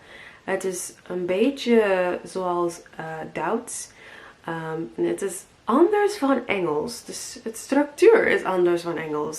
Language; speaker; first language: Dutch; non-native, learner; English